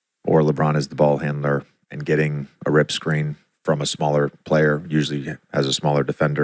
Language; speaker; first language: English; native; English